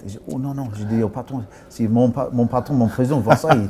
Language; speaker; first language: French; non-native, fluent; English